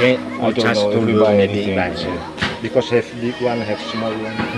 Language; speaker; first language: English; non-native, learner; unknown